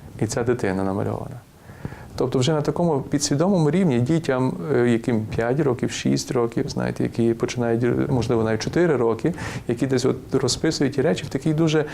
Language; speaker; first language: Ukrainian; native; Ukrainian